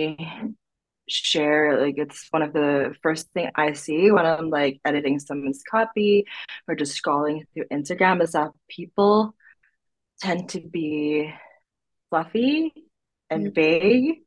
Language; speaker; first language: English; non-native, local second language; Filipino